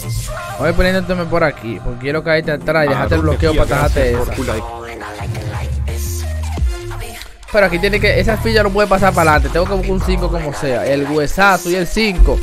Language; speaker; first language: Spanish; native; Spanish